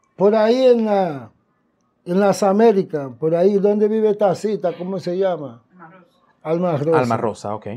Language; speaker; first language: Spanish; non-native, fluent; Haitian Creole